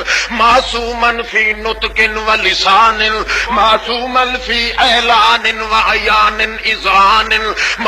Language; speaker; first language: Arabic; non-native, fluent; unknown